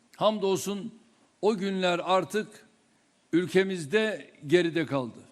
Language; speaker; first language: Turkish; native; Turkish